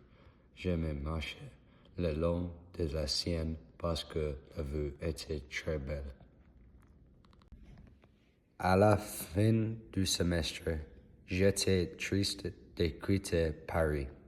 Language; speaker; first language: French; non-native, learner; English